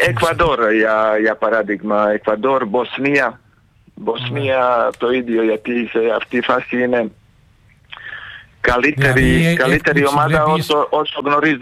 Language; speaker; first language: Greek; non-native, fluent; Serbian